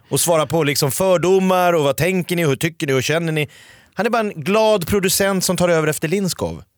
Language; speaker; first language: Swedish; native; Swedish